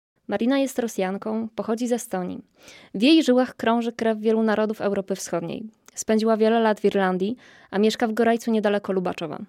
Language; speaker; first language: Polish; native; Polish